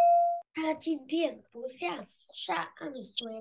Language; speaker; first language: Chinese; non-native, learner; Vietnamese